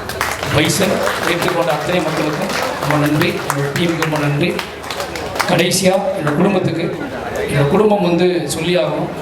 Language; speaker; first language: Tamil; native; Tamil